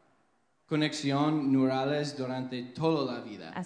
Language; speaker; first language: Spanish; non-native, fluent; English